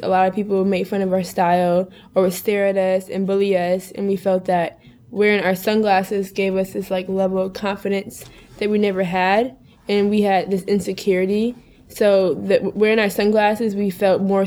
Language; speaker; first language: English; native; English